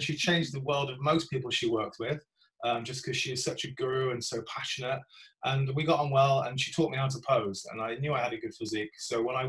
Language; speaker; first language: English; native; English